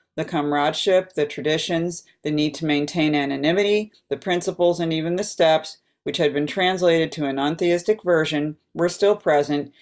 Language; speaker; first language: English; native; English